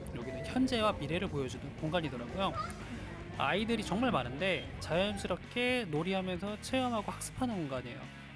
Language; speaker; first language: Korean; native; Korean